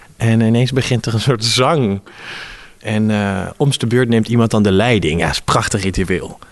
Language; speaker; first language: Dutch; native; Dutch